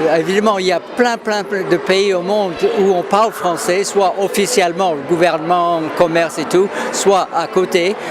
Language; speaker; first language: French; non-native, fluent; English